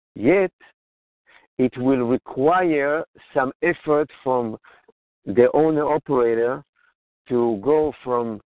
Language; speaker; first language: English; non-native, fluent; Hebrew